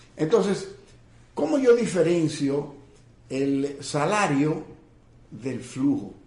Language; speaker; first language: Spanish; native; Spanish